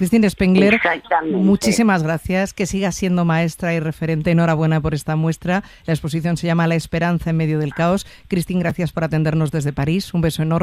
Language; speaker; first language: Spanish; native; Spanish